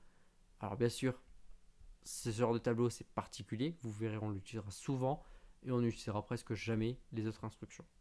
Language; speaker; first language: French; native; French